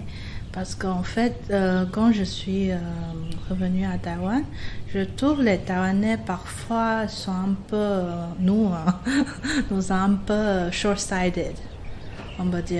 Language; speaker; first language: French; non-native, fluent; Chinese